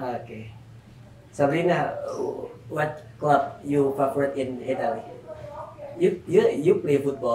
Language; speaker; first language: English; non-native, learner; Indonesian